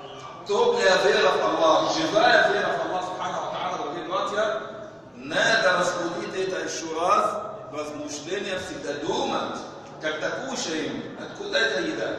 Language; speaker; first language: Russian; non-native, fluent; Arabic